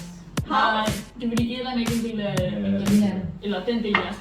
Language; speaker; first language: Danish; early bilingual, other home language; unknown